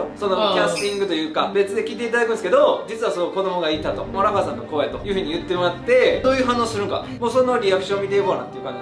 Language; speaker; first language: Japanese; native; Japanese